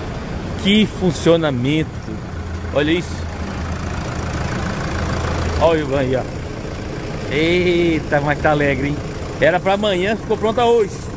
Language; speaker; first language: Portuguese; native; Portuguese